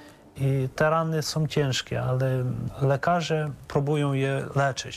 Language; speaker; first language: Polish; non-native, fluent; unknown